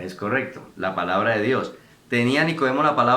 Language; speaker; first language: Spanish; native; Spanish